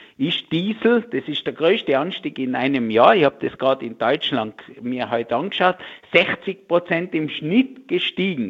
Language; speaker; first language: German; native; German